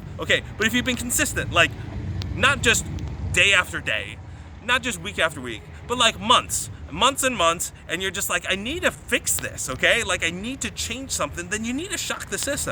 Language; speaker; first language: English; native; English